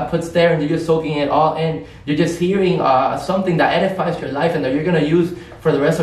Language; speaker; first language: English; non-native, fluent; Spanish